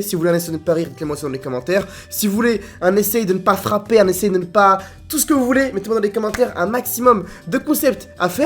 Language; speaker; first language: French; native; French